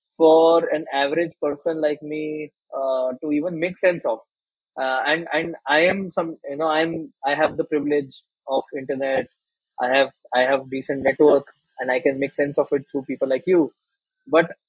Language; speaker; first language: English; non-native, local second language; Hindi